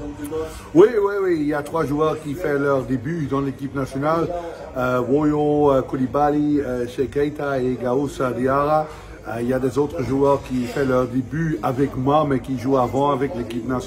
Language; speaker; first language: French; non-native, fluent; Dutch